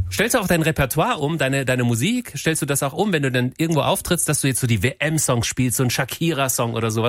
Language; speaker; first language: German; native; German